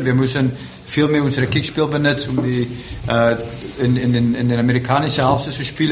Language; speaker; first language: German; non-native, fluent; Afrikaans